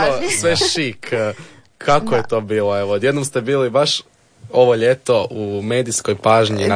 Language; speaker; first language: Serbian; native; Serbian